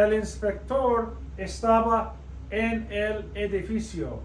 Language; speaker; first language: Spanish; non-native, fluent; English